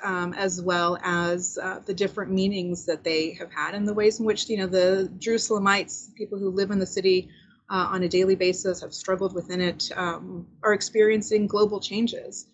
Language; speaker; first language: English; early bilingual, other home language; Spanish